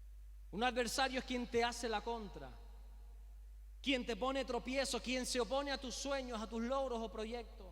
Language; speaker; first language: Spanish; native; Spanish